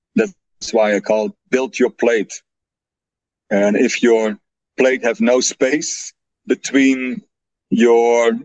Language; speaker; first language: English; non-native, fluent; Dutch